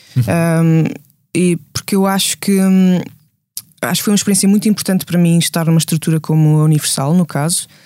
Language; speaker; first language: Portuguese; native; Portuguese